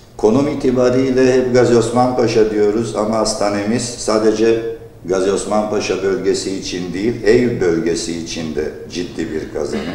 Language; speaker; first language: Turkish; early bilingual, heritage; Turkish